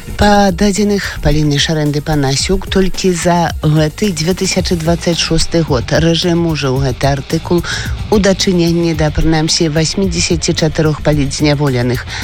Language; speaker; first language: Belarusian; native; Belarusian